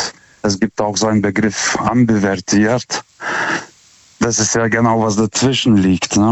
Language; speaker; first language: German; non-native, fluent; Lithuanian